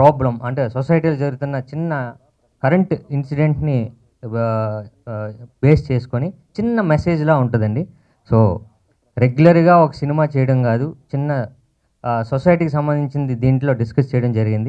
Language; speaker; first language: Telugu; native; Telugu